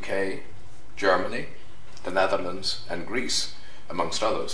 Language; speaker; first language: English; native; English